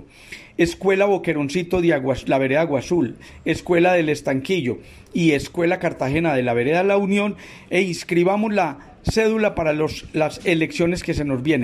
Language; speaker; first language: Spanish; native; Spanish